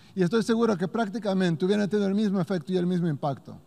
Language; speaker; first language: Spanish; native; Spanish